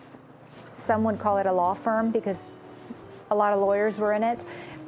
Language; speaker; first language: English; non-native, fluent; Romanian